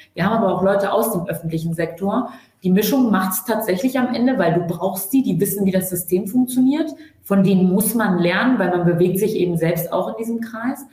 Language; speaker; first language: German; early bilingual, other home language; Turkish